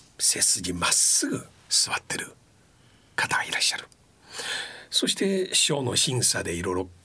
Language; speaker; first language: Japanese; non-native, fluent; Chinese